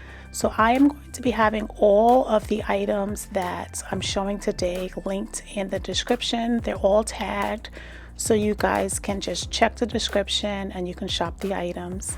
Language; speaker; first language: English; native; English